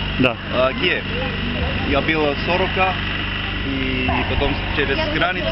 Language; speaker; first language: Russian; non-native, learner; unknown